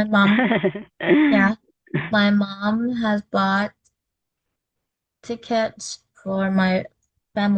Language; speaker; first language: English; non-native, learner; Vietnamese